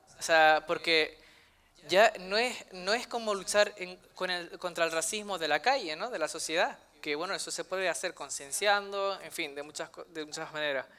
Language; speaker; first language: Spanish; native; Spanish